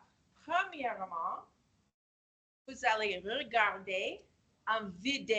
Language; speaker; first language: French; non-native, fluent; English